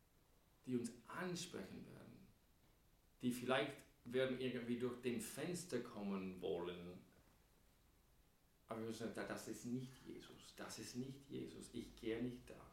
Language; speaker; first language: German; non-native, fluent; English